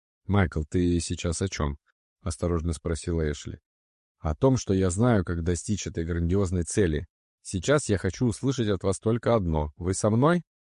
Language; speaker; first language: Russian; native; Russian